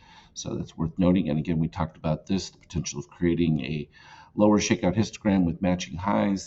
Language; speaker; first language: English; native; English